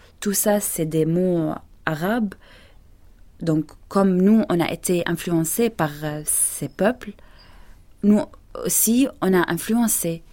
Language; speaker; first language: French; non-native, fluent; Arabic